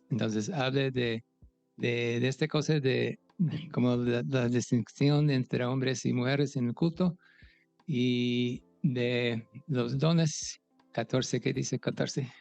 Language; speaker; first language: Spanish; non-native, fluent; English